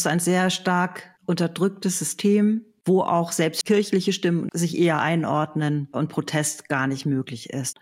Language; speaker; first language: German; native; German